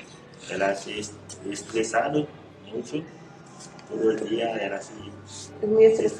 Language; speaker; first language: Portuguese; non-native, learner; Haitian Creole